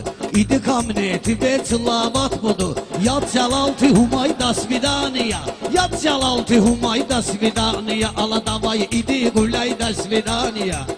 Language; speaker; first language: Russian; non-native, learner; Talysh